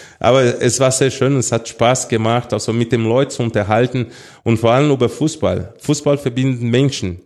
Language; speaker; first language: German; non-native, fluent; Portuguese